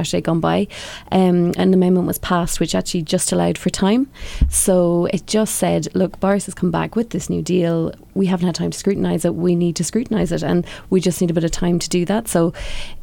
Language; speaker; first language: English; native; English